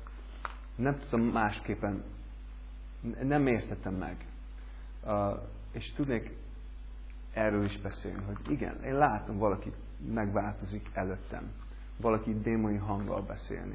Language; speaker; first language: Hungarian; non-native, learner; English